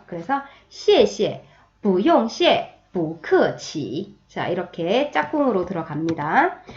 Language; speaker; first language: Korean; native; Korean